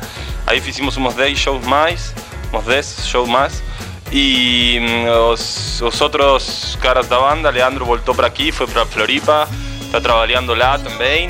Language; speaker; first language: Portuguese; non-native, fluent; Spanish